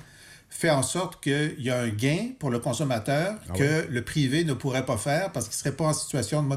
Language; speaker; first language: French; native; French